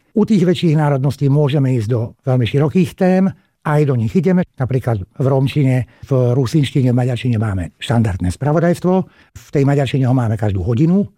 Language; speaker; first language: Slovak; non-native, local second language; Hungarian